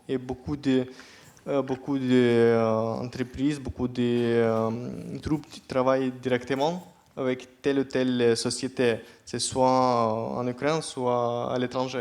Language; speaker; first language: French; non-native, fluent; Ukrainian